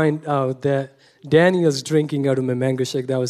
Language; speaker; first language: English; non-native, local second language; Punjabi